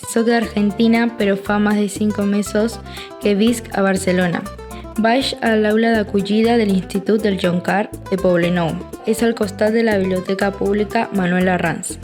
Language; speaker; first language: Catalan; non-native, learner; Spanish